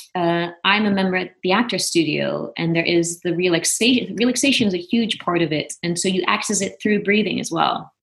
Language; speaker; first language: English; non-native, fluent; Dutch